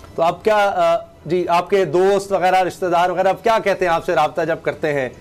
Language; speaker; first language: Urdu; native; Urdu